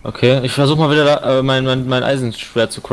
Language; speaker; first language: German; native; German